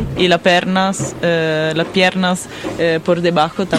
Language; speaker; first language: Spanish; non-native, learner; Italian